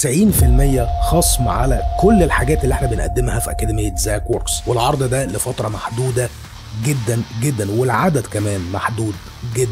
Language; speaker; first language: Arabic; native; Arabic